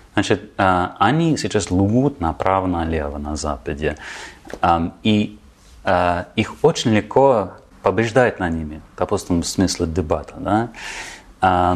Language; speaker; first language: Russian; non-native, fluent; English